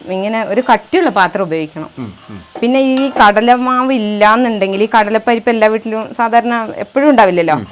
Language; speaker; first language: Malayalam; non-native, local second language; Kannada